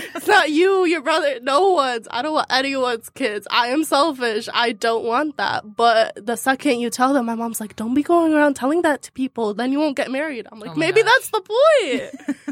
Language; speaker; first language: English; early bilingual, heritage; Arabic